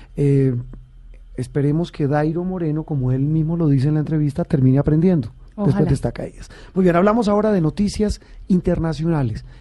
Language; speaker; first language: Spanish; native; Spanish